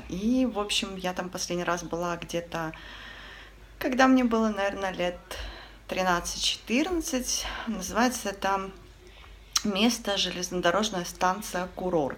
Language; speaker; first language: Russian; native; Russian